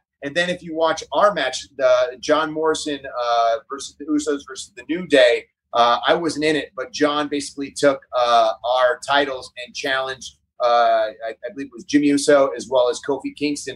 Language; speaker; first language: English; native; English